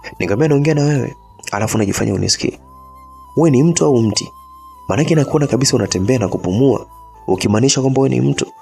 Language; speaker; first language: Swahili; native; Swahili